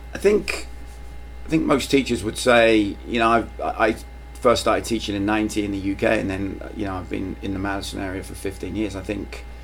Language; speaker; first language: English; native; English